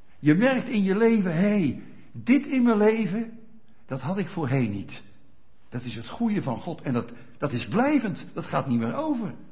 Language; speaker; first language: Dutch; native; Dutch